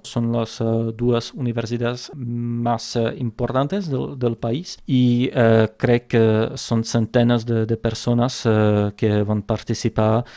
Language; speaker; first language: Catalan; non-native, fluent; Czech